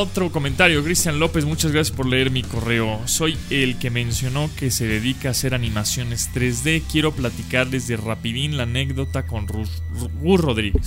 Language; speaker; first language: Spanish; native; Spanish